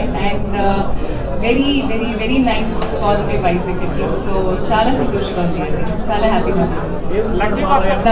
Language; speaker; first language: Telugu; non-native, learner; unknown